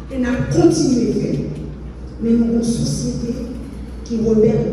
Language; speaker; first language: French; non-native, local second language; Haitian Creole